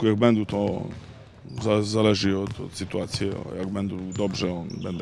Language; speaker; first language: Polish; non-native, learner; Serbian